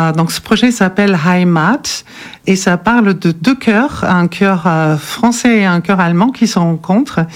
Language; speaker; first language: French; non-native, fluent; German